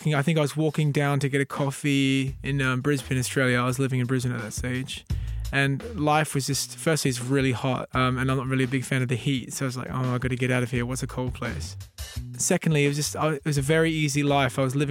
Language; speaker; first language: English; native; English